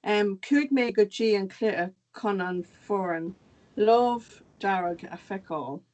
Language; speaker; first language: Irish; non-native, local second language; English